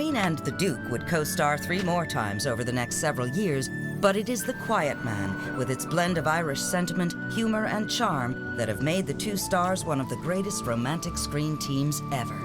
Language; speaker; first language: English; native; English